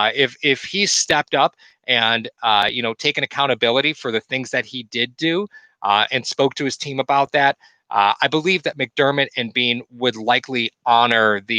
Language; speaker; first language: English; native; English